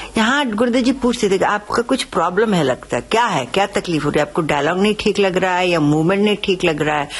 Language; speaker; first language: Urdu; native; Urdu